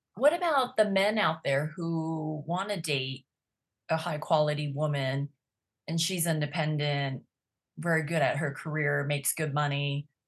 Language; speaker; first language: English; native; English